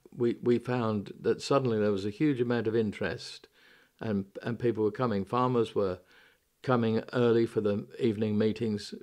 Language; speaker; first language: English; native; English